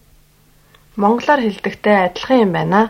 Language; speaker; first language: Mongolian; native; Mongolian